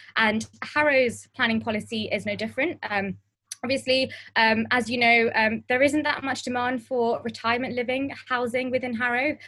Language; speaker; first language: English; native; English